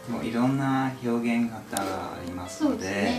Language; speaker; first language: Japanese; non-native, learner; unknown